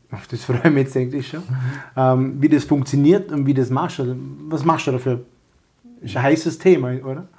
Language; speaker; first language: German; native; German